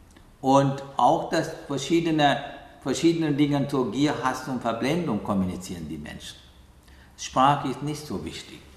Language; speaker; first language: German; non-native, learner; Sinhala